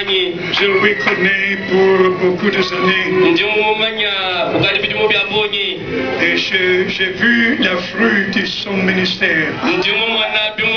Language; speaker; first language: French; non-native, learner; German